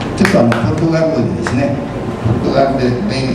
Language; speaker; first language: Japanese; early bilingual, heritage; Japanese